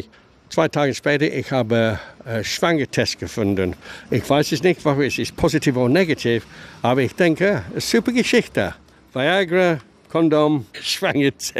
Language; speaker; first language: German; non-native, learner; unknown